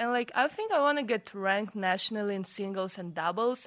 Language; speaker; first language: English; non-native, fluent; Russian